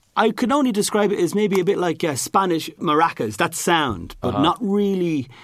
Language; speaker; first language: English; native; English